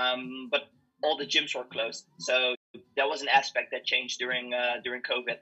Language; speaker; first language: English; non-native, fluent; Dutch